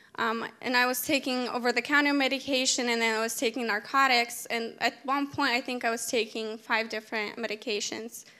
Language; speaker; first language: English; native; English